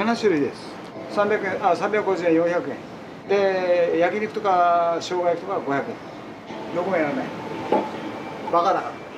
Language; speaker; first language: Japanese; native; Japanese